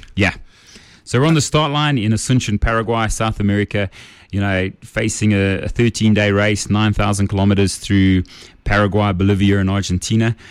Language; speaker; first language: English; native; English